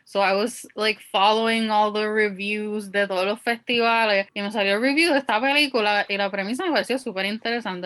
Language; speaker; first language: Spanish; native; Spanish